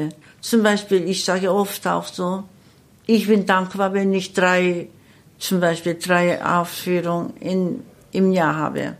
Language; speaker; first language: German; non-native, learner; Korean